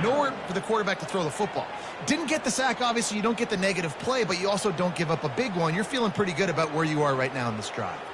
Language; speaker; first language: English; native; English